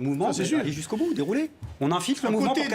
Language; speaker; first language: French; native; French